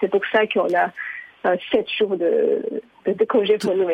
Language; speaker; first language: French; non-native, fluent; Chinese